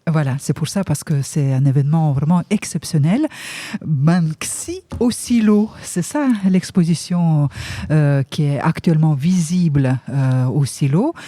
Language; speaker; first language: French; native; French